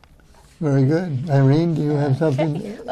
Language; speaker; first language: English; native; English